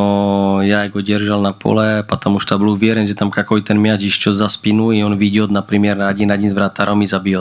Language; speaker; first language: Russian; non-native, learner; Slovak